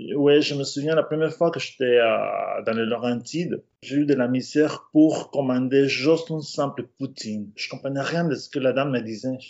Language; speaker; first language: French; non-native, fluent; Spanish